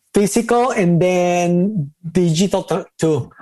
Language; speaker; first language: English; non-native, fluent; Spanish